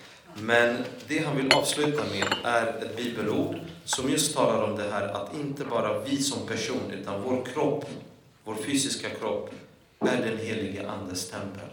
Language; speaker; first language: Swedish; non-native, fluent; Polish